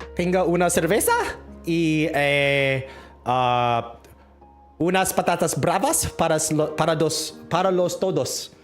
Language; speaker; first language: Spanish; non-native, learner; English